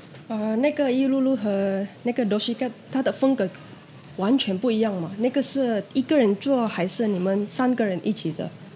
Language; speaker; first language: Chinese; non-native, fluent; Indonesian